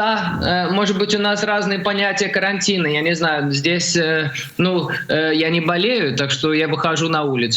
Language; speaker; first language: Russian; early bilingual, heritage; Russian